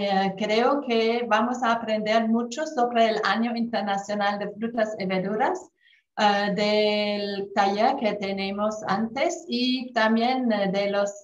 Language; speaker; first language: Spanish; non-native, fluent; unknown